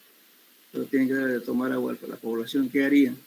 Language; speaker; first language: Spanish; native; Spanish